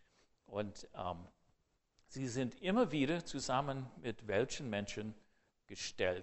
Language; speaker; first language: German; non-native, fluent; English